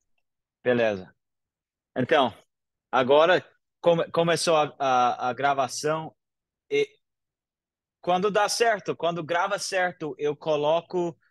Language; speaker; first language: Portuguese; non-native, fluent; English